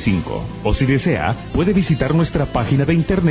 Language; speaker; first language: Spanish; native; Spanish